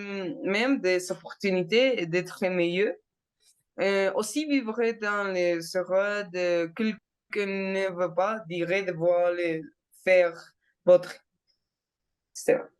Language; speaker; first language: French; non-native, learner; Spanish